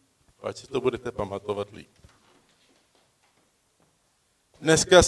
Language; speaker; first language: Czech; early bilingual, heritage; Czech